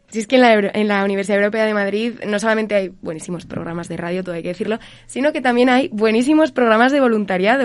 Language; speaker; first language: Spanish; native; Spanish